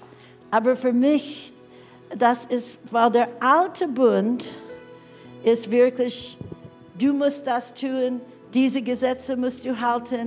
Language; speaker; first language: German; non-native, fluent; English